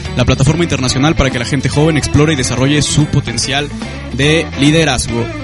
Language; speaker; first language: Spanish; native; Spanish